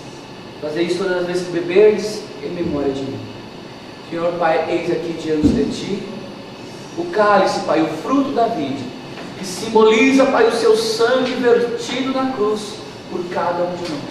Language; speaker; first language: Portuguese; native; Portuguese